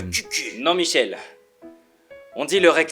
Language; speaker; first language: French; native; French